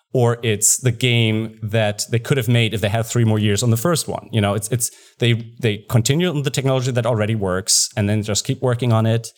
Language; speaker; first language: English; non-native, fluent; German